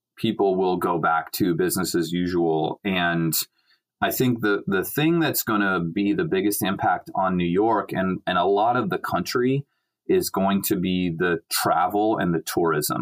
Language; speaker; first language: English; native; English